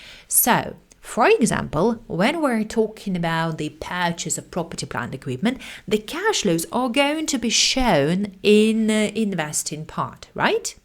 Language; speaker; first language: English; non-native, fluent; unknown